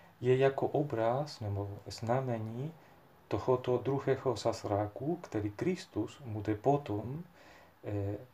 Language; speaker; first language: Czech; non-native, fluent; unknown